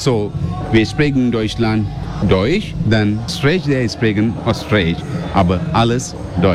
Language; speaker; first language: German; non-native, learner; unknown